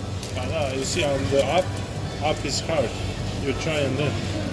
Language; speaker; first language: English; non-native, learner; Serbian